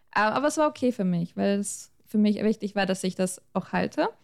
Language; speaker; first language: German; native; German